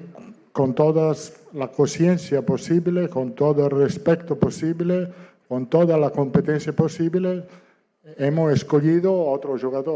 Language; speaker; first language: Spanish; non-native, fluent; Italian